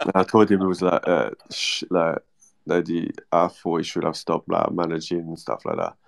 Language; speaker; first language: English; non-native, fluent; French